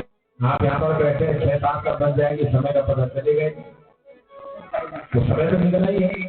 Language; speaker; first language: Hindi; native; Hindi